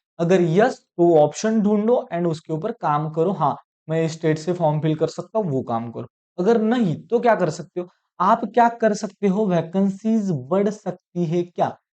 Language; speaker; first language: Hindi; non-native, local second language; Marathi